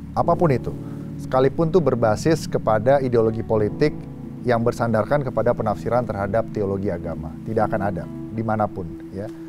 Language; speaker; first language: Indonesian; native; Indonesian